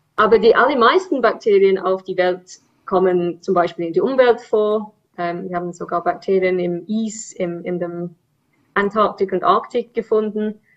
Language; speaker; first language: German; non-native, fluent; English